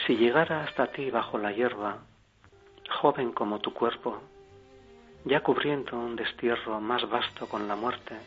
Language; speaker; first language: Spanish; non-native, local second language; Basque